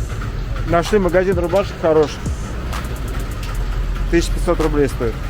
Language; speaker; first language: Russian; native; Russian